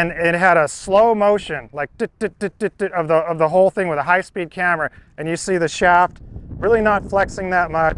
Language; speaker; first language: English; native; English